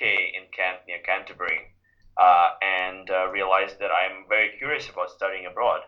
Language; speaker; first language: English; non-native, fluent; Ukrainian